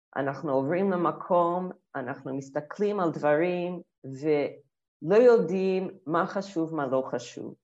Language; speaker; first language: Hebrew; non-native, fluent; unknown